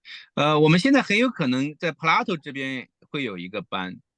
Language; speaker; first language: Chinese; native; Chinese